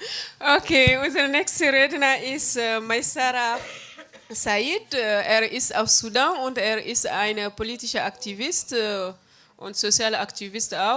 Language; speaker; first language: German; non-native, fluent; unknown